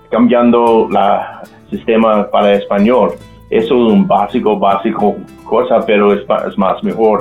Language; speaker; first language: Spanish; non-native, local second language; English